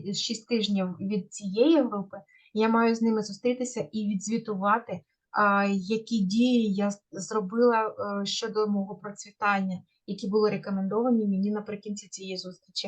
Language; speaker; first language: Ukrainian; native; Ukrainian